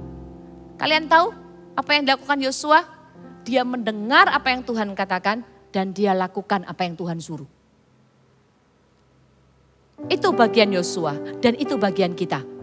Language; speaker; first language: Indonesian; native; Indonesian